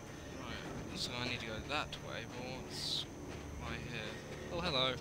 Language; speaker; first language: English; native; English